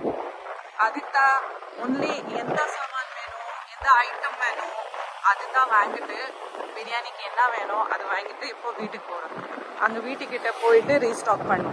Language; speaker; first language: Tamil; non-native, local second language; Urdu